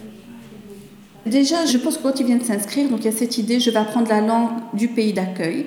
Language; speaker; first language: French; native; French